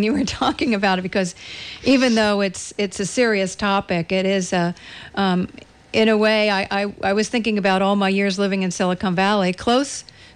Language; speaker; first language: English; native; English